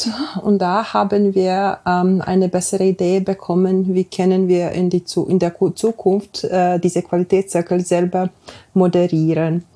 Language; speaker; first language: German; non-native, fluent; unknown